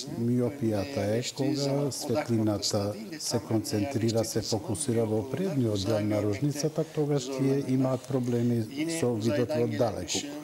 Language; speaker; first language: Macedonian; non-native, local second language; Turkish